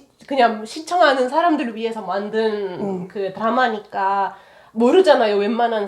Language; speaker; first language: Korean; non-native, fluent; Italian